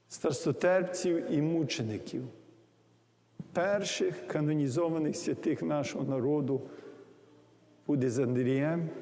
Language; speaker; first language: Ukrainian; early bilingual, heritage; English